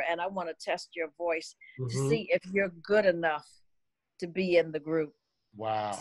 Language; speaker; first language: English; native; English